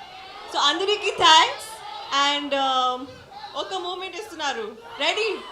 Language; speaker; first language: Telugu; non-native, learner; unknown